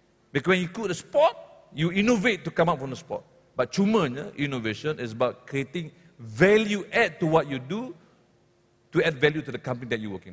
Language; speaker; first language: English; non-native, local second language; Malay